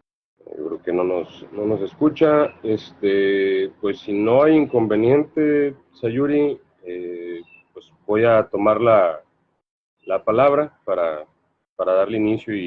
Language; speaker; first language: Spanish; native; Spanish